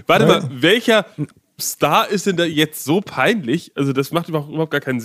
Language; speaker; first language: German; native; German